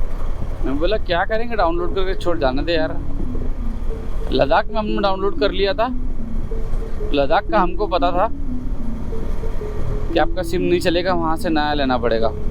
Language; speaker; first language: Hindi; native; Hindi